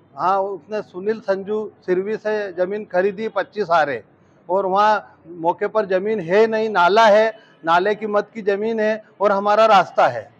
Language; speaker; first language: Hindi; native; Hindi